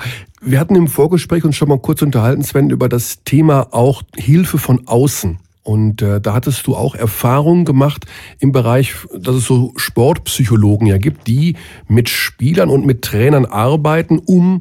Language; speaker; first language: German; native; German